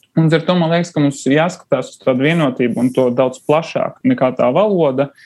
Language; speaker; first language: Latvian; non-native, local second language; Russian